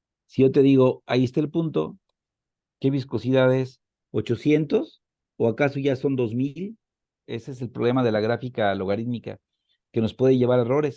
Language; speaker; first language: Spanish; native; Spanish